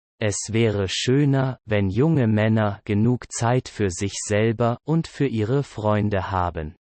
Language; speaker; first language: German; non-native, learner; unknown